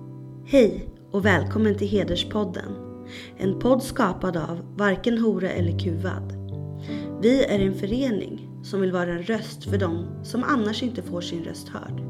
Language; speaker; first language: Swedish; native; Swedish